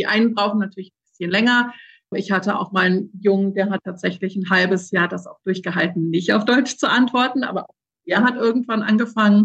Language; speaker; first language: German; native; German